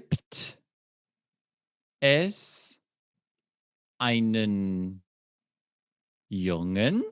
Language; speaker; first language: German; non-native, fluent; English